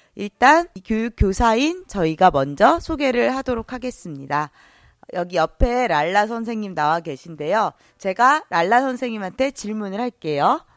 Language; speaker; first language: Korean; native; Korean